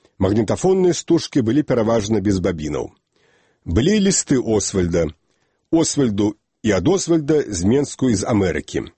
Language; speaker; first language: Belarusian; native; Belarusian